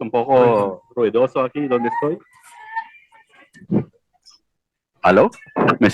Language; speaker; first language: Spanish; non-native, fluent; Iloko